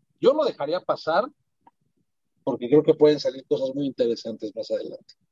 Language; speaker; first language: Spanish; native; Spanish